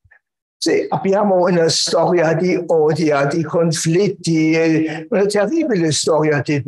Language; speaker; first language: Italian; non-native, fluent; German